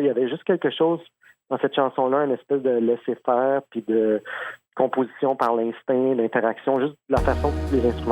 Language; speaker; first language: French; native; French